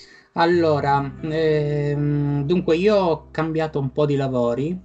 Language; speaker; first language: Italian; native; Italian